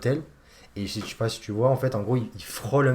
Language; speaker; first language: French; native; French